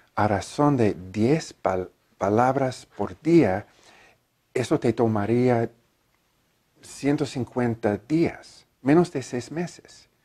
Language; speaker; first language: Spanish; non-native, learner; English